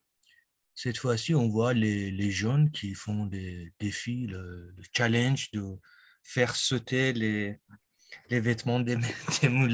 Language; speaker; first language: French; non-native, fluent; Persian